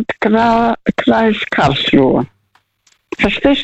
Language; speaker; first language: German; non-native, fluent; Russian